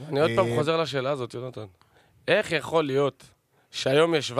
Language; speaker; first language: Hebrew; native; Hebrew